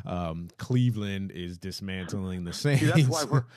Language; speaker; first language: English; native; English